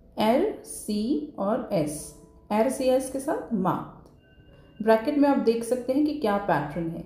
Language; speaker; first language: Hindi; native; Hindi